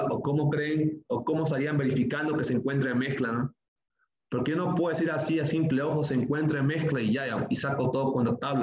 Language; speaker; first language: Spanish; native; Spanish